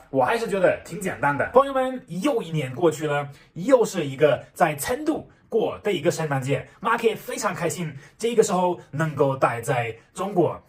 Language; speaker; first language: Chinese; non-native, fluent; German